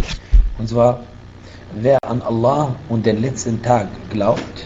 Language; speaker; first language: German; non-native, fluent; Arabic